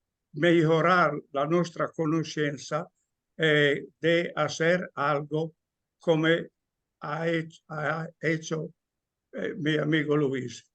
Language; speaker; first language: Spanish; non-native, learner; Italian